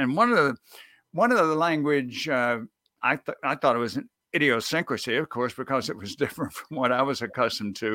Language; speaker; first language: English; native; English